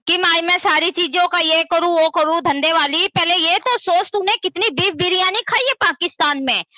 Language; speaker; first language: Hindi; native; Hindi